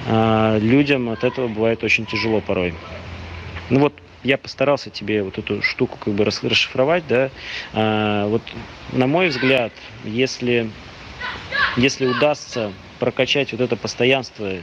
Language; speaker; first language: Russian; native; Russian